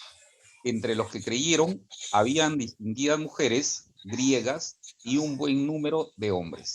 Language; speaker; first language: Spanish; native; Spanish